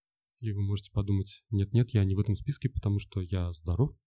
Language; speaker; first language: Russian; native; Russian